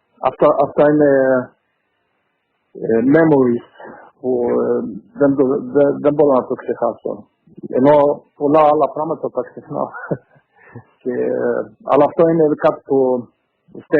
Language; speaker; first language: Greek; early bilingual, heritage; Greek